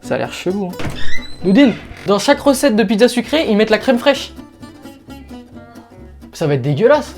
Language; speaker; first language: French; native; French